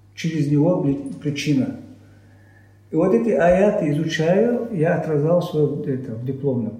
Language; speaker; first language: Russian; non-native, local second language; Chechen